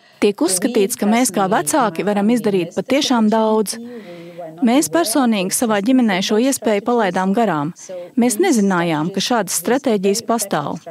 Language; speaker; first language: Latvian; native; Latvian